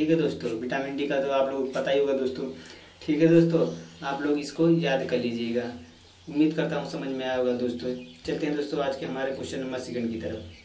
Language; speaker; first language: Hindi; native; Hindi